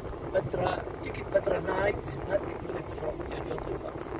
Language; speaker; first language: English; non-native, learner; Arabic